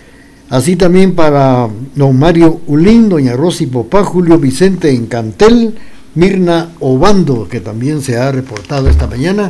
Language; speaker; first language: Spanish; native; Spanish